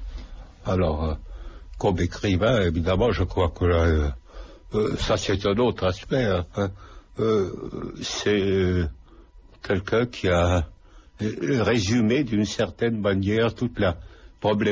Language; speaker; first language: French; non-native, fluent; Lithuanian